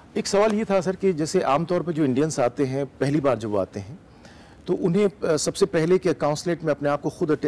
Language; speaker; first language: Hindi; native; Hindi